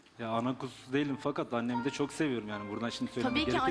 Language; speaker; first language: Turkish; native; Turkish